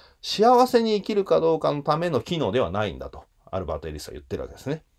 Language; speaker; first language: Japanese; native; Japanese